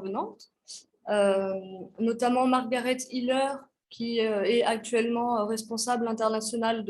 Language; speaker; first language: French; native; French